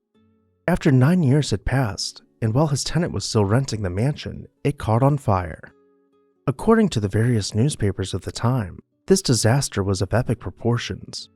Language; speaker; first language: English; native; English